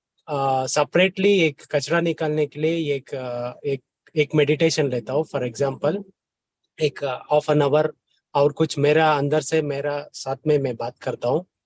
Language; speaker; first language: Hindi; non-native, learner; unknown